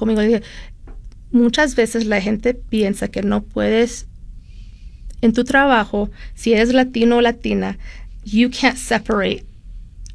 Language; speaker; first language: Spanish; early bilingual, heritage; Spanish